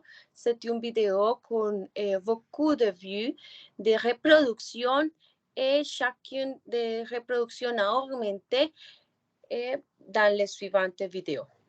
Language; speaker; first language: French; non-native, learner; Spanish